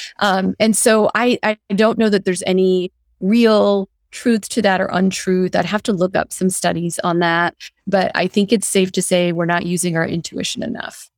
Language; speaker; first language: English; early bilingual, other home language; Hindi